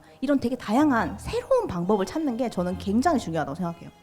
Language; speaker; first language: Korean; native; Korean